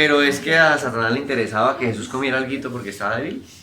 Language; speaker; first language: Spanish; native; Spanish